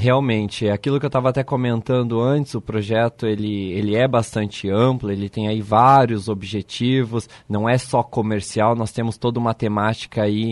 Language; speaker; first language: Portuguese; native; Portuguese